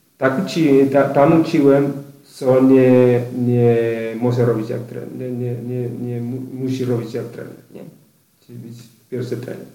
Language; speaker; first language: Polish; non-native, learner; Spanish